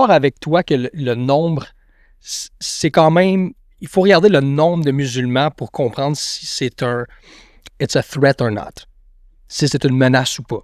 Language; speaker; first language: French; native; French